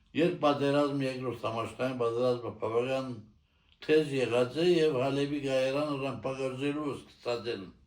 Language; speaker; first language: Armenian; native; Armenian